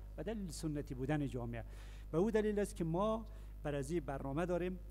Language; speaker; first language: Persian; native; Persian